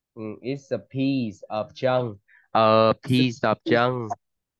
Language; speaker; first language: English; non-native, fluent; Vietnamese